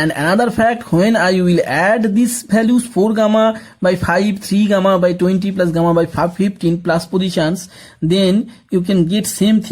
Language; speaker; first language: English; non-native, local second language; Bangla